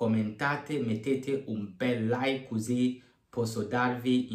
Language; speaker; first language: Italian; non-native, fluent; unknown